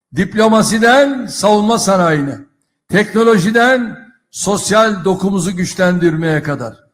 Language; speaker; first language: Turkish; native; Turkish